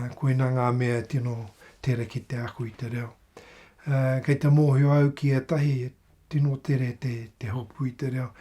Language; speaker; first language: Māori; non-native, local second language; English